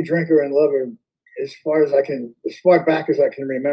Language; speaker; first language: English; native; English